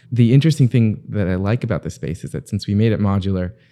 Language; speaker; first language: English; native; English